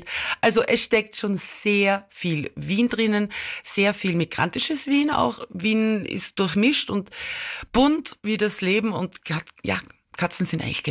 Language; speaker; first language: German; native; German